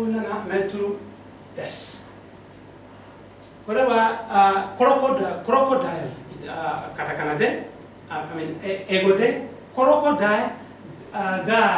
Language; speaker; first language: Japanese; non-native, learner; Mossi